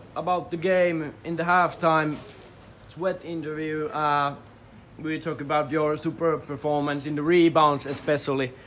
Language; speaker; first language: English; non-native, fluent; Finnish